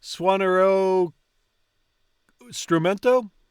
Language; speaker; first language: Italian; non-native, learner; English